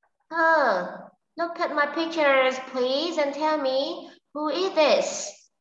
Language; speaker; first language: English; non-native, fluent; Vietnamese